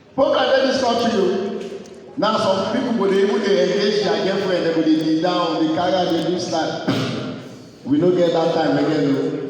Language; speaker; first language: Nigerian Pidgin; native; Nigerian Pidgin